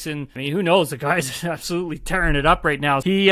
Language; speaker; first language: English; native; English